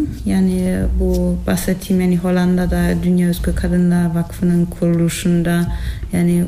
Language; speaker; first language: Turkish; non-native, fluent; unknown